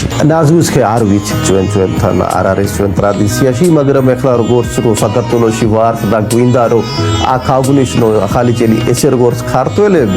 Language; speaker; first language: Georgian; non-native, fluent; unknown